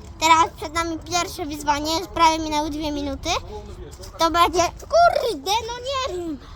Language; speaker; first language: Polish; native; Polish